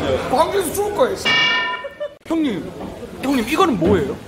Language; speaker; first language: Korean; native; Korean